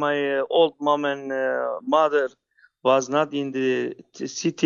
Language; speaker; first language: English; non-native, fluent; Turkish